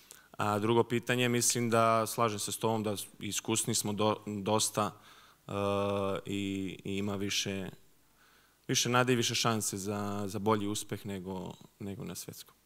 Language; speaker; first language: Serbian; early bilingual, heritage; Serbian